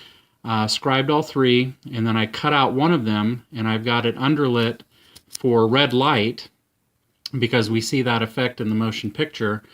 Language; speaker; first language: English; native; English